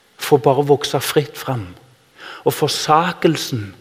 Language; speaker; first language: Norwegian; native; Norwegian